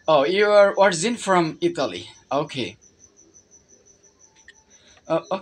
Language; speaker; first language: English; non-native, fluent; Bangla